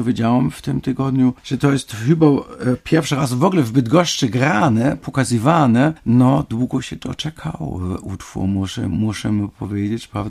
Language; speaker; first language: Polish; non-native, fluent; German